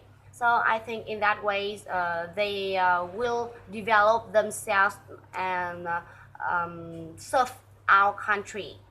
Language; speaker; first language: English; non-native, learner; Vietnamese